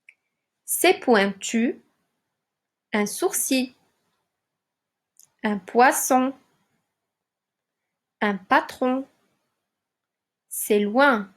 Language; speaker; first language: French; non-native, local second language; Arabic